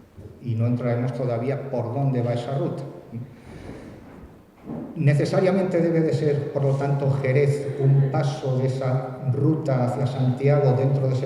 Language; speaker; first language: Spanish; native; Spanish